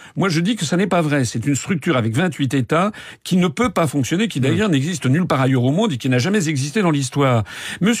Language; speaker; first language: French; native; French